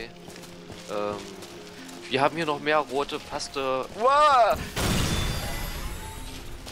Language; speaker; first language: German; native; German